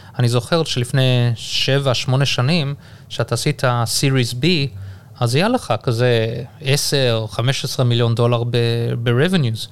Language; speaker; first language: Hebrew; early bilingual, heritage; Hebrew